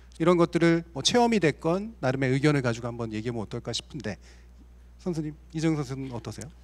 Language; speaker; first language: Korean; native; Korean